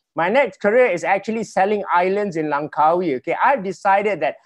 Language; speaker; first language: English; non-native, local second language; Malay